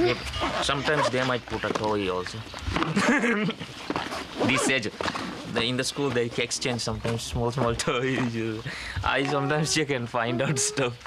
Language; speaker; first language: English; non-native, local second language; Divehi